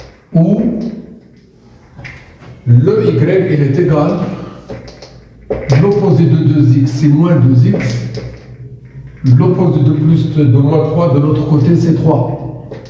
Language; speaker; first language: French; non-native, local second language; Arabic